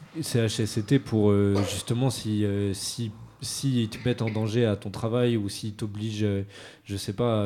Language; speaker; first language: French; native; French